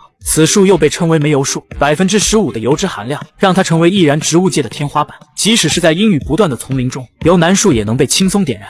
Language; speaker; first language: Chinese; native; Chinese